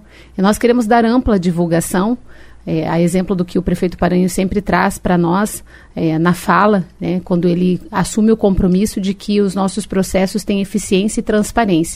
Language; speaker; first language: Portuguese; native; Portuguese